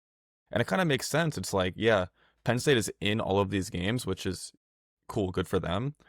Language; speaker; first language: English; native; English